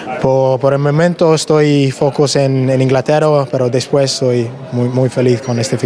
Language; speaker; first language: Spanish; non-native, learner; English